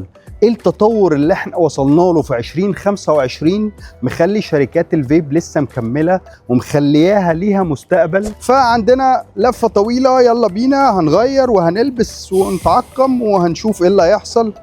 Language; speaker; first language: Arabic; native; Arabic